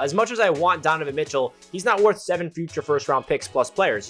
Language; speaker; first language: English; native; English